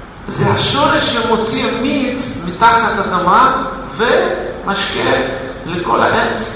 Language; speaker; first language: Hebrew; non-native, fluent; Russian